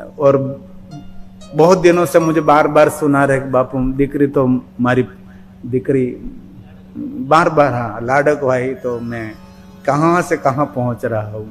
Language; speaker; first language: Hindi; non-native, local second language; Gujarati